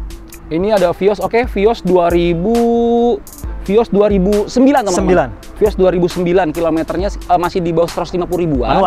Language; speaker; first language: Indonesian; native; Indonesian